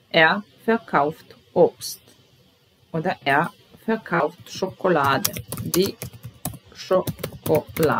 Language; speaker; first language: German; non-native, fluent; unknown